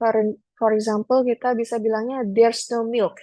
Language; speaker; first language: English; non-native, fluent; Indonesian